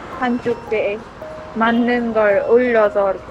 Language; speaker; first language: Korean; non-native, learner; Khmer